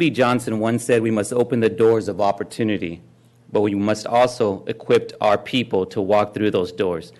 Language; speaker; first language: English; native; English